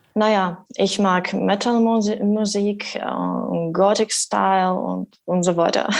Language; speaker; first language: German; non-native, learner; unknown